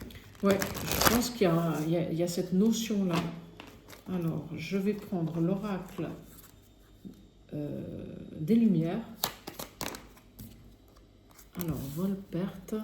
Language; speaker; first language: French; native; French